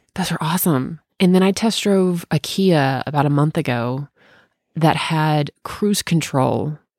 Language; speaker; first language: English; native; English